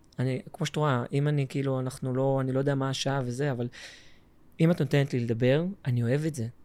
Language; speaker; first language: Hebrew; native; Hebrew